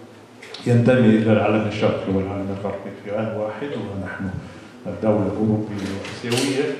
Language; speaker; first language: Arabic; non-native, fluent; Russian